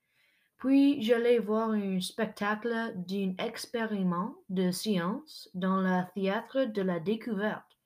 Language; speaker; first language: French; non-native, local second language; English